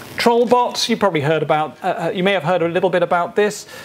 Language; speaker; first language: English; native; English